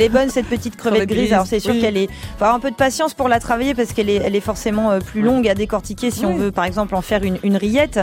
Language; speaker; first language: French; native; French